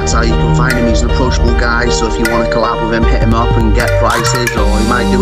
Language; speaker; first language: English; native; English